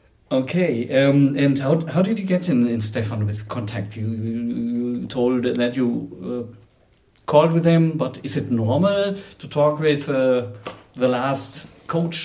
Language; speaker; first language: English; non-native, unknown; German